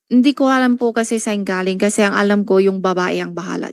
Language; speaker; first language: Filipino; non-native, local second language; Chinese